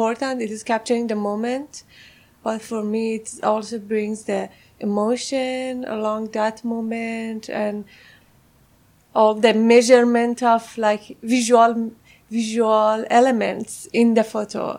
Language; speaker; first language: English; non-native, fluent; Persian